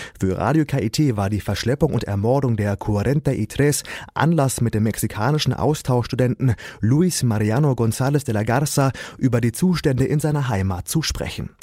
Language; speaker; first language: German; native; German